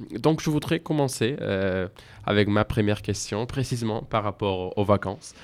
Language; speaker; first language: French; non-native, fluent; Spanish